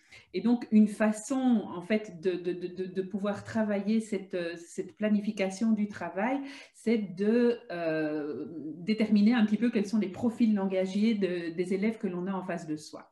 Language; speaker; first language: French; native; French